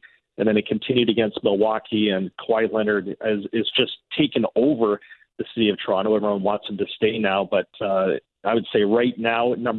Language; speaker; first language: English; native; English